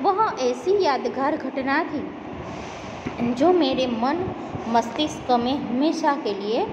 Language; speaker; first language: Hindi; non-native, local second language; Gujarati